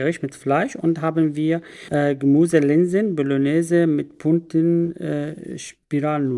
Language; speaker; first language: German; non-native, learner; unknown